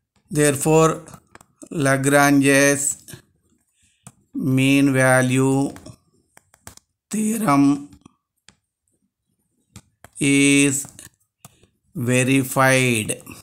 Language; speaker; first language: English; non-native, local second language; Telugu